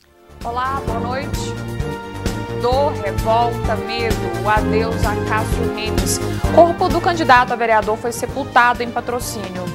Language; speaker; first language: Portuguese; native; Portuguese